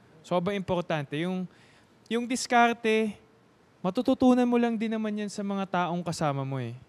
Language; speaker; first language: Filipino; native; Filipino